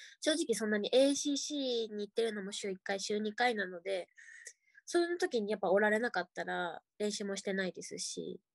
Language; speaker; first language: Japanese; native; Japanese